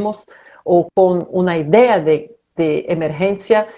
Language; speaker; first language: Spanish; non-native, fluent; Portuguese